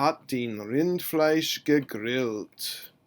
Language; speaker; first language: German; non-native, fluent; English